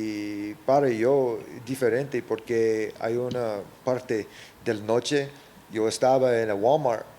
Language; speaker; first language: Spanish; early bilingual, heritage; English